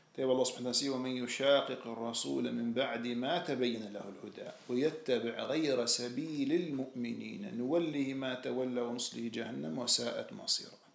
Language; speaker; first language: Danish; non-native, fluent; Arabic